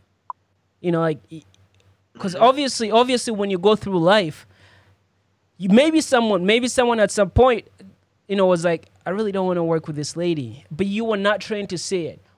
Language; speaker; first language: English; non-native, local second language; Ganda